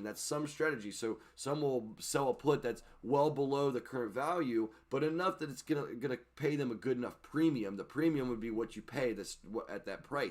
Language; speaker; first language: English; native; English